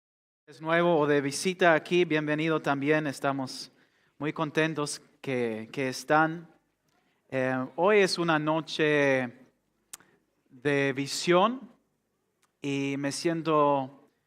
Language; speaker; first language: Spanish; non-native, fluent; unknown